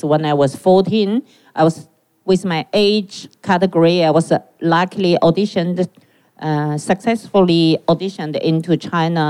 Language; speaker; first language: English; non-native, learner; Chinese